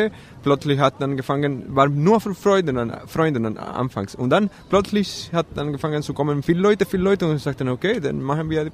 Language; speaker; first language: German; non-native, learner; Spanish